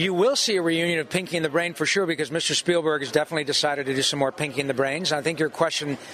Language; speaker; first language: English; native; English